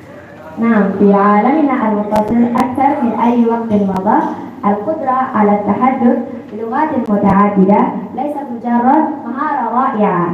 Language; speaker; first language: Arabic; non-native, learner; Indonesian